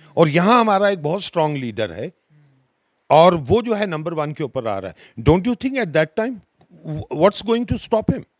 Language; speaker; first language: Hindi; non-native, local second language; Dogri